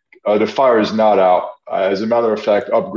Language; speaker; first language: English; non-native, fluent; French